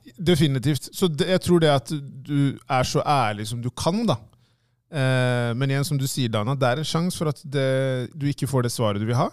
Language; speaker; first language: Norwegian; early bilingual, other home language; Tigrinya